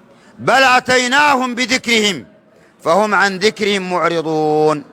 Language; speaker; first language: Arabic; native; Arabic